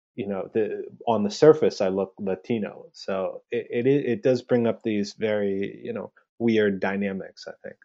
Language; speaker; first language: English; early bilingual, other home language; Spanish